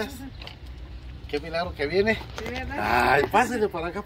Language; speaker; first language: Spanish; native; Spanish